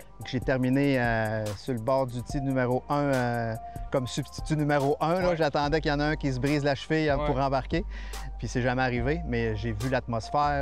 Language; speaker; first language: French; native; French